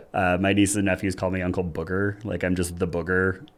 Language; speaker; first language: English; early bilingual, other home language; German